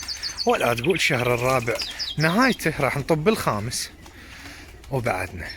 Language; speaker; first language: Arabic; native; Arabic